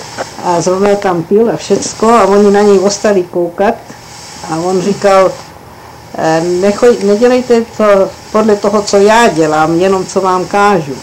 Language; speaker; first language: Czech; early bilingual, heritage; Czech